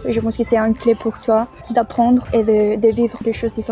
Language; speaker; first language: French; non-native, fluent; Spanish